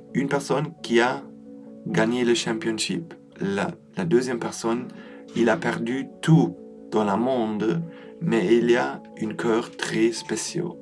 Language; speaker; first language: French; non-native, learner; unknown